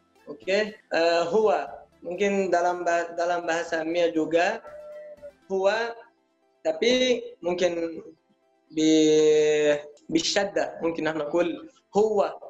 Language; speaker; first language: Indonesian; non-native, learner; Arabic